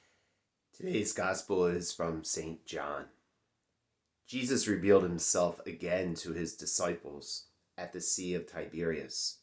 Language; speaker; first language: English; native; English